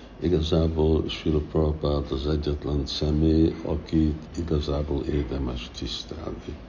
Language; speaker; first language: Hungarian; early bilingual, heritage; Hungarian